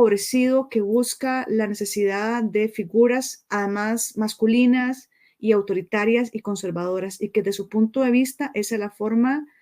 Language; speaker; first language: Spanish; native; Spanish